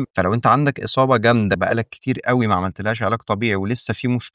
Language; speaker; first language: Arabic; native; Arabic